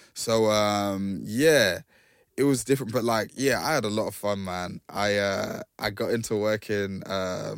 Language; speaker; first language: English; native; English